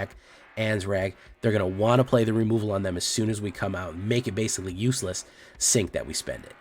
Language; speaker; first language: English; native; English